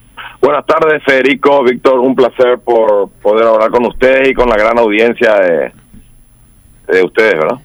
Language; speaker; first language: Spanish; native; Spanish